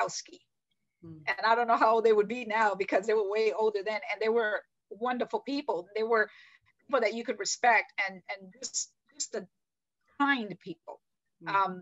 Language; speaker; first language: English; native; English